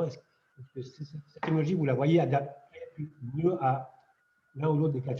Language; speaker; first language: French; native; French